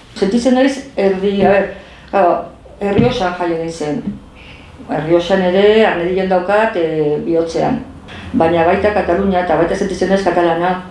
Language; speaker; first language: Basque; non-native, local second language; Spanish